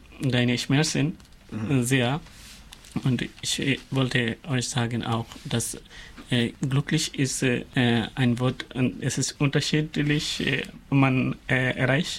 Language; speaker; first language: German; non-native, learner; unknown